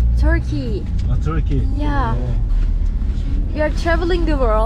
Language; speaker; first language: English; non-native, learner; Turkish